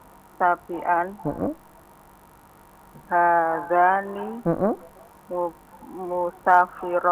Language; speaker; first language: Arabic; non-native, learner; Indonesian